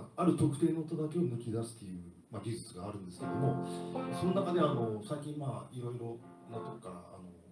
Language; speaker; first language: Japanese; native; Japanese